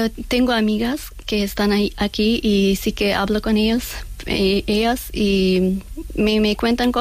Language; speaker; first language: Spanish; non-native, learner; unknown